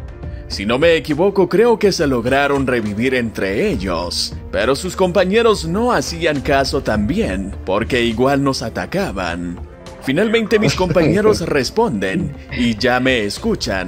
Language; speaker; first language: Spanish; native; Spanish